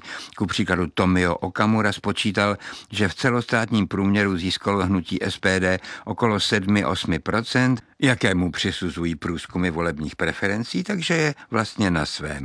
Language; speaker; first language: Czech; native; Czech